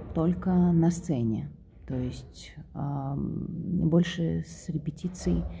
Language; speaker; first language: Russian; native; Russian